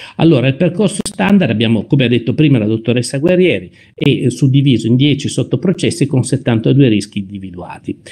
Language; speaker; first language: Italian; native; Italian